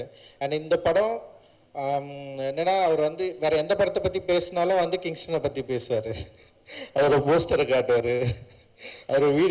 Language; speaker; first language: Tamil; native; Tamil